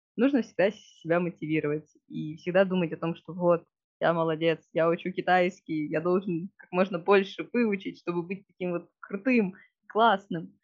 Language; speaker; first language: Russian; native; Russian